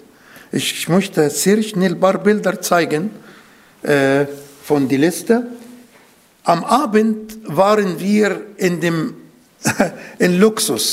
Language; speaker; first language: German; non-native, fluent; Arabic